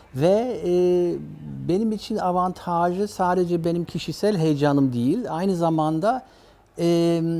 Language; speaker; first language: Turkish; early bilingual, other home language; German